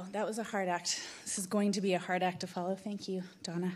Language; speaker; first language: English; native; English